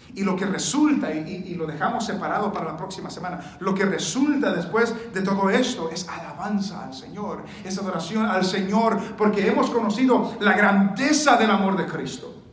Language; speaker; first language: Spanish; early bilingual, heritage; Spanish